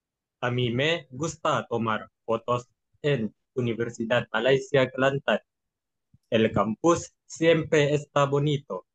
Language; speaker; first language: Spanish; non-native, learner; Malay